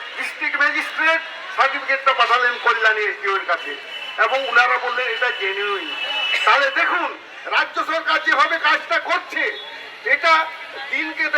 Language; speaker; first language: Bangla; non-native, local second language; Santali